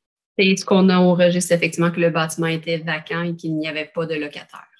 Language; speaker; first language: French; native; French